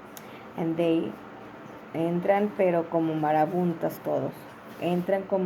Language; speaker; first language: Spanish; native; Spanish